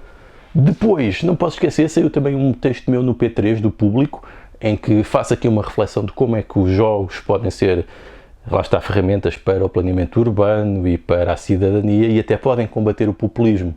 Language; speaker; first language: Portuguese; native; Portuguese